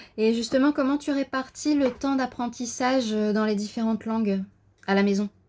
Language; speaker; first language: French; native; French